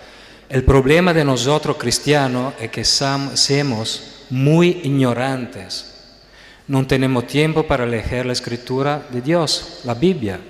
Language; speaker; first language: Spanish; non-native, fluent; Italian